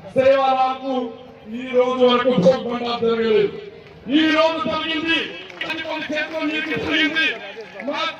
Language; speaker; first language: Telugu; non-native, local second language; Lambadi